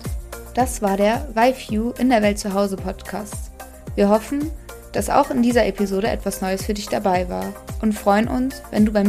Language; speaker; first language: German; native; German